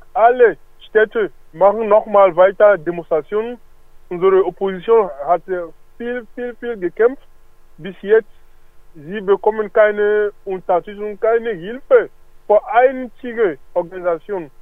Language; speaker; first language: German; non-native, learner; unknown